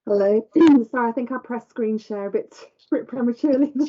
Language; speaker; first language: English; native; English